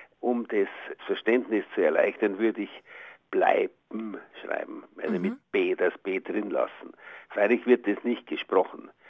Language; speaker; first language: German; native; German